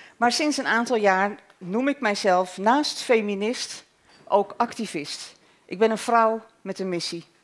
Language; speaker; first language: Dutch; native; Dutch